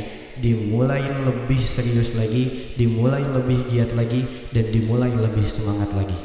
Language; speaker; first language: Indonesian; native; Indonesian